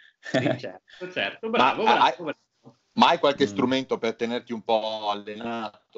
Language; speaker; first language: Italian; non-native, learner; Finnish